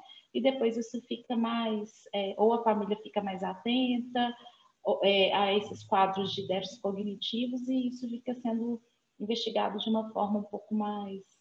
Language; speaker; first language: Portuguese; native; Portuguese